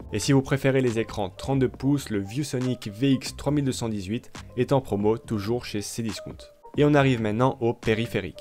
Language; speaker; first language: French; native; French